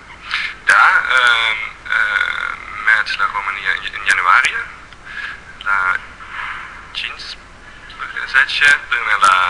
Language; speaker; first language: Romanian; non-native, learner; Dutch